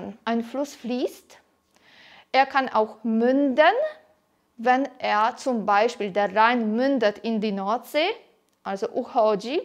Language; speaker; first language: German; non-native, fluent; Polish